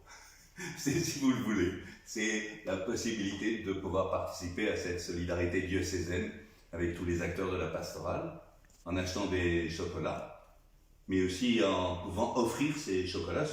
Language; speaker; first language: French; native; French